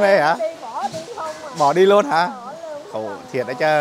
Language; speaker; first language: Vietnamese; native; Vietnamese